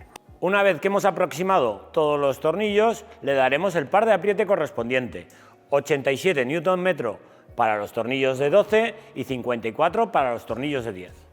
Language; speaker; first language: Spanish; native; Spanish